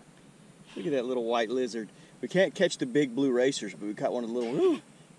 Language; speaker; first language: English; native; English